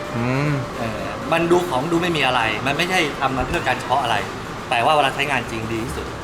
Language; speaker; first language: Thai; native; Thai